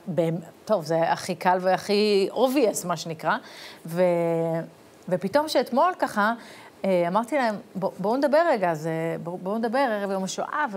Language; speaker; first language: Hebrew; native; Hebrew